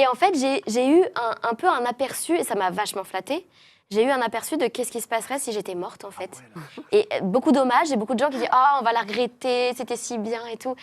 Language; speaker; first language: French; native; French